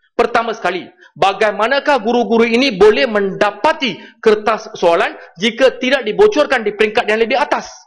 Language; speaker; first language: Malay; non-native, local second language; Tamil